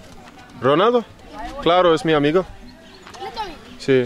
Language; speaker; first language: Spanish; non-native, learner; English